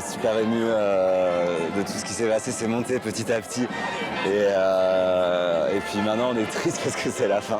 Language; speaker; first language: French; native; French